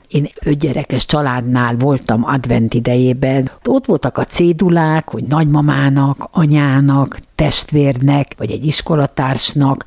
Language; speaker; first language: Hungarian; native; Hungarian